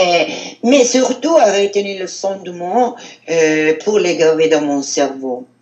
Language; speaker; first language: French; non-native, learner; Italian